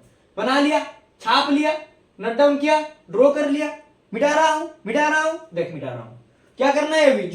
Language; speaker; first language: Hindi; non-native, local second language; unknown